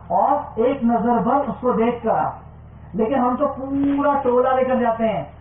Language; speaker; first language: Urdu; non-native, local second language; Gujarati